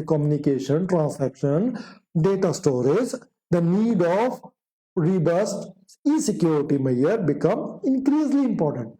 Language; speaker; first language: English; non-native, local second language; Punjabi